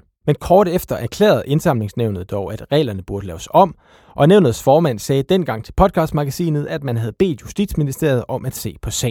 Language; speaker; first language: Danish; native; Danish